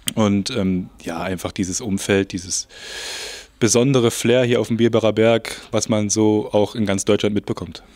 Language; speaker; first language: German; native; German